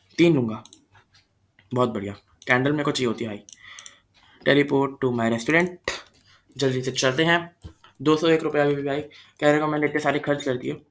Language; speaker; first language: Hindi; native; Hindi